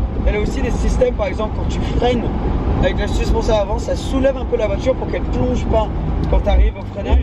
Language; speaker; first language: French; native; French